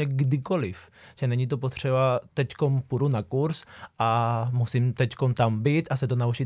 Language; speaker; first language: Czech; non-native, fluent; Spanish